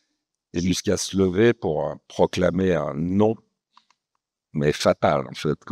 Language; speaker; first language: French; native; French